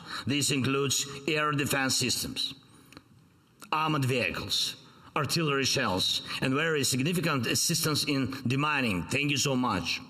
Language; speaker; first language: English; non-native, fluent; Ukrainian